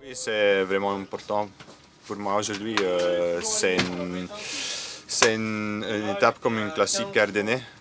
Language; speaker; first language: French; non-native, learner; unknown